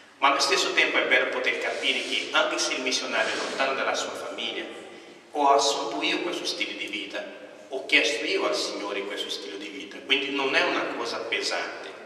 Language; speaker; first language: Italian; non-native, fluent; Portuguese